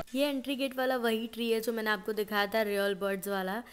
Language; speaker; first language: Hindi; non-native, local second language; Gujarati